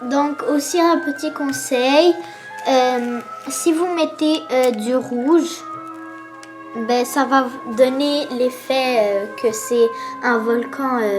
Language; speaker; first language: French; native; French